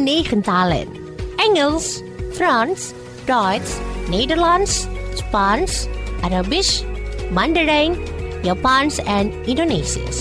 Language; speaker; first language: Dutch; non-native, fluent; Indonesian